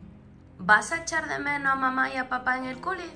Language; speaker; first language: Spanish; native; Spanish